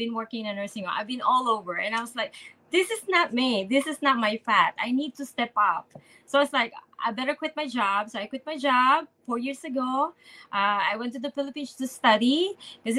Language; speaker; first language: English; non-native, local second language; Filipino